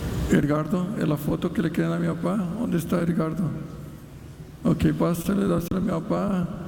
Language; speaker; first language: Spanish; early bilingual, heritage; Spanish